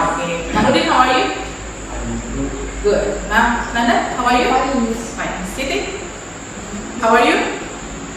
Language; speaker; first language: English; non-native, fluent; Indonesian